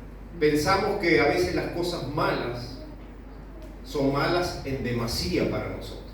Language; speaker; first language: Spanish; native; Spanish